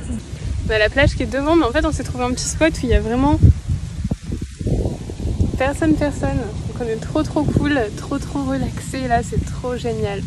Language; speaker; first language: French; native; French